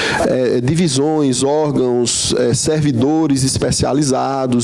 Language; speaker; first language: Portuguese; native; Portuguese